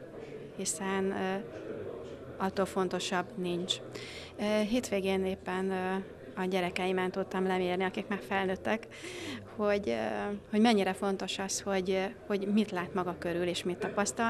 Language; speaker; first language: Hungarian; native; Hungarian